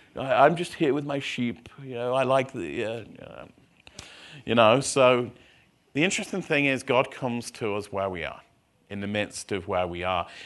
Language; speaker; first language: English; native; English